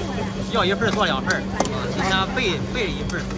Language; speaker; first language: Chinese; native; Chinese